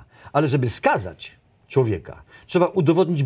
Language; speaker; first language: Polish; native; Polish